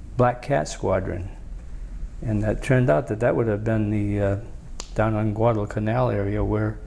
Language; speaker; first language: English; native; English